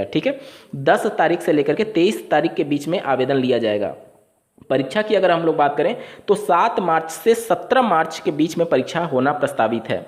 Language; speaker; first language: Hindi; native; Hindi